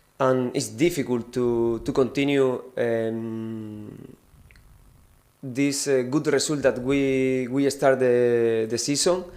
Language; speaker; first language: English; non-native, learner; Spanish